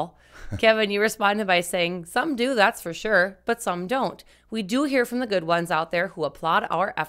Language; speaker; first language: English; native; English